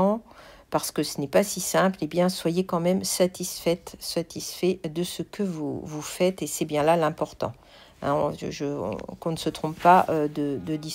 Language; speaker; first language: French; native; French